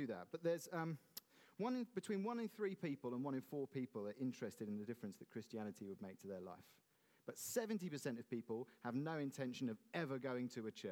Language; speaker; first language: English; native; English